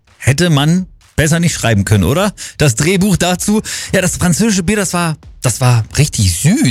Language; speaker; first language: German; native; German